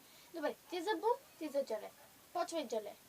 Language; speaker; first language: Bulgarian; non-native, local second language; Turkish